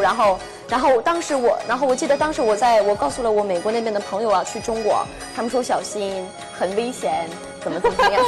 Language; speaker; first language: Chinese; non-native, fluent; English